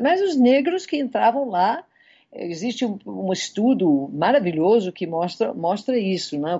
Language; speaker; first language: Portuguese; non-native, fluent; English